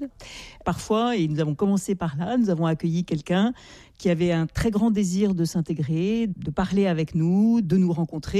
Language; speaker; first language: French; native; French